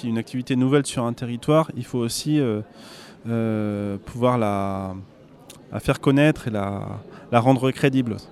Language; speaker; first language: French; native; French